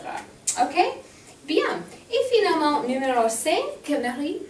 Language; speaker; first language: French; non-native, fluent; English